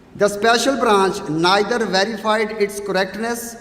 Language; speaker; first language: English; non-native, local second language; Urdu